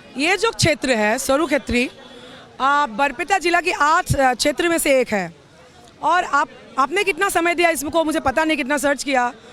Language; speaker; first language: Hindi; non-native, local second language; Assamese